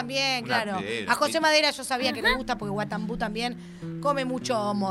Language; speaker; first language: Spanish; native; Spanish